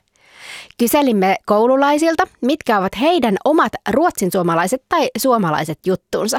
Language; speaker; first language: Finnish; native; Finnish